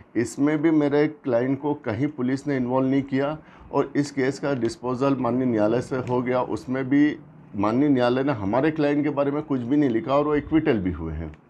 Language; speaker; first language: Hindi; native; Hindi